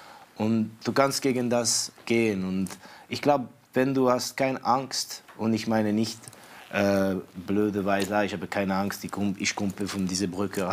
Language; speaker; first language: German; non-native, fluent; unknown